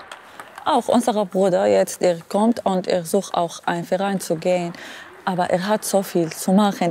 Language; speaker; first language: German; non-native, learner; Arabic